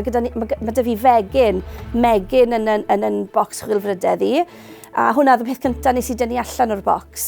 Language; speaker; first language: Welsh; native; Welsh